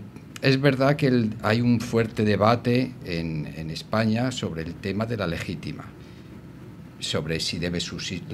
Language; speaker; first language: Spanish; native; Spanish